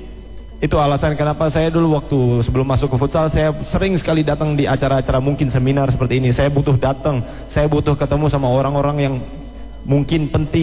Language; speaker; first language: Indonesian; native; Indonesian